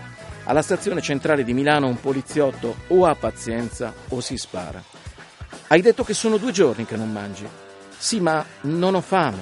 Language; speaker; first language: Italian; native; Italian